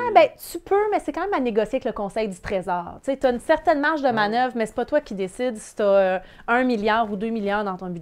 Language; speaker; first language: French; native; French